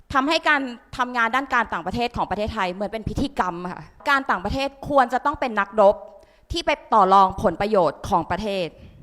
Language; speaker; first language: Thai; native; Thai